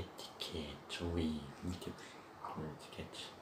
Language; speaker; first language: French; non-native, learner; Turkish